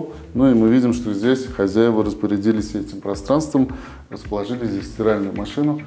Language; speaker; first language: Russian; native; Russian